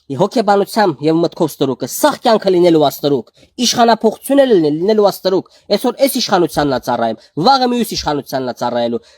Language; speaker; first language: Armenian; native; Armenian